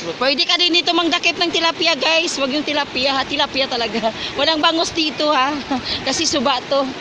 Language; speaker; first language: Filipino; non-native, local second language; Hiligaynon